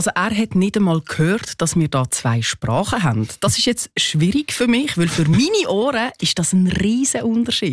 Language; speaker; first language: German; native; German